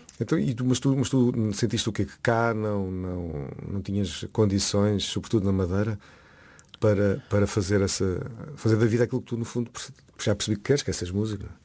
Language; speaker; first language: Portuguese; native; Portuguese